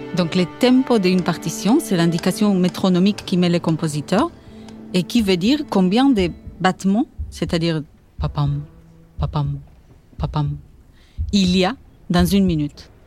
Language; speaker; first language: French; non-native, fluent; Portuguese